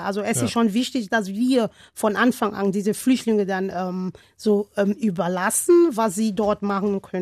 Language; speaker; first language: German; non-native, learner; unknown